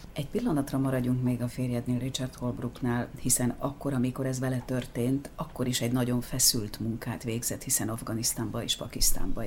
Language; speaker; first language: Hungarian; native; Hungarian